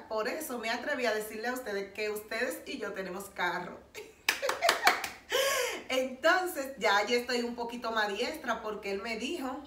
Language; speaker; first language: Spanish; native; Spanish